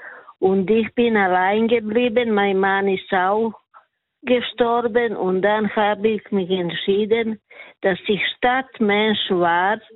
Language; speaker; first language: German; non-native, learner; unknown